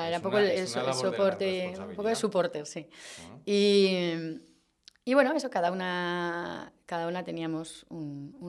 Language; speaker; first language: Spanish; native; Spanish